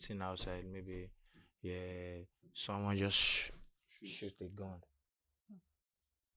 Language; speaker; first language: English; non-native, local second language; Yoruba